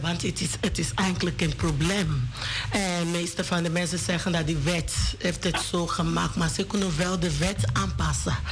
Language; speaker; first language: Dutch; non-native, learner; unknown